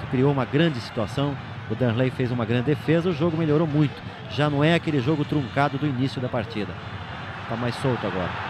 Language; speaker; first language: Portuguese; native; Portuguese